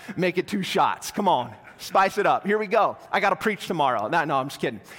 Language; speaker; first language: English; native; English